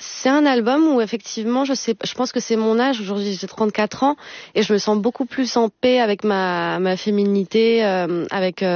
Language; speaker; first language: French; native; French